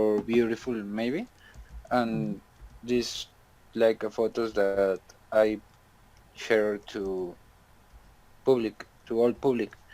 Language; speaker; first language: English; non-native, learner; Spanish